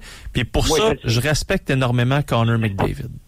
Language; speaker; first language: French; native; French